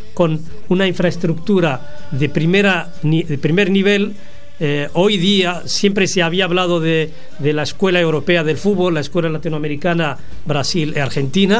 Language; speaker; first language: Spanish; non-native, fluent; Arabic